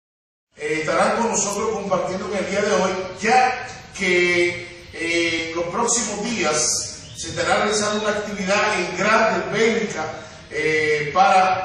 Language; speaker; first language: Spanish; native; Spanish